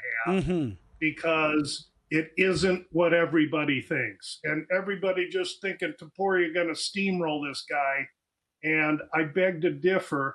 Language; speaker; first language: English; native; English